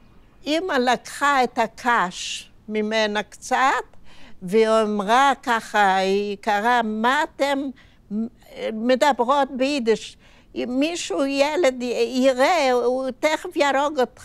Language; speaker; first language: Hebrew; non-native, fluent; Yiddish